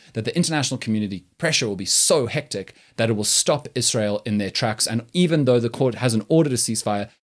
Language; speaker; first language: English; native; English